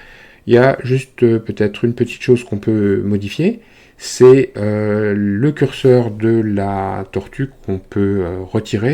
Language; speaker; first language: French; native; French